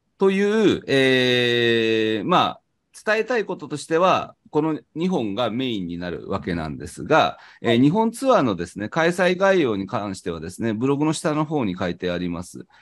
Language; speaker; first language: Japanese; native; Japanese